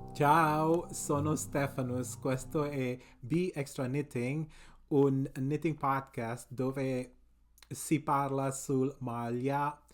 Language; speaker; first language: Italian; non-native, learner; English